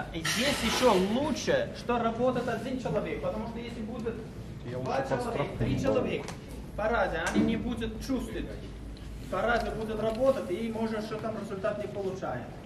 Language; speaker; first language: Russian; non-native, learner; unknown